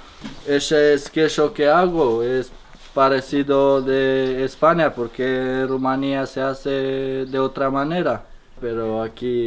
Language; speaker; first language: Spanish; non-native, fluent; Romanian